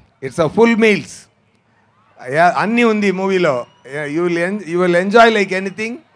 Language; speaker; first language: Telugu; non-native, fluent; Tamil